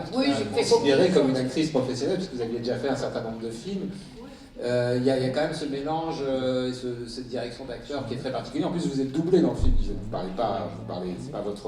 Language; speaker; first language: French; native; French